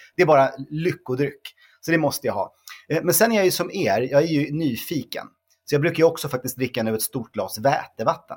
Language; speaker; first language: Swedish; native; Swedish